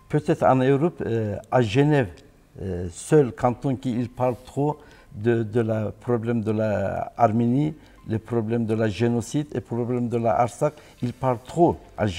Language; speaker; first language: French; non-native, learner; Turkish